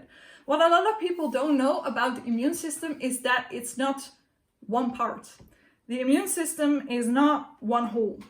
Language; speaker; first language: English; non-native, fluent; Dutch